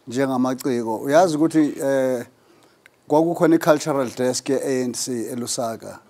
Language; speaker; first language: Zulu; native; Zulu